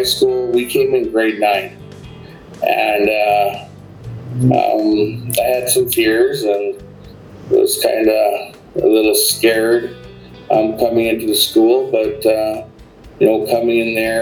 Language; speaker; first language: English; native; English